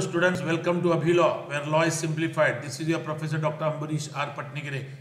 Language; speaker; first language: English; non-native, local second language; Marathi